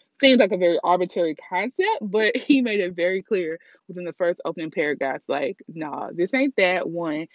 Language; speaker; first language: English; native; English